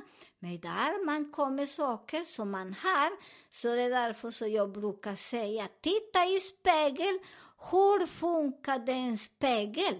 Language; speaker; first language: Swedish; non-native, fluent; Spanish